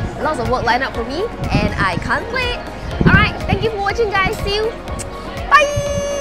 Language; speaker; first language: English; non-native, local second language; Chinese